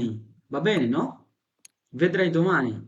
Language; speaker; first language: Italian; non-native, fluent; Bangla